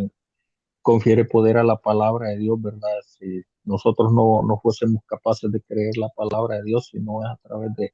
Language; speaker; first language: Spanish; native; Spanish